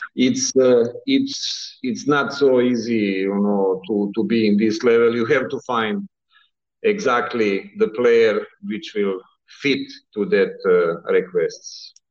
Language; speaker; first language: English; non-native, fluent; Bosnian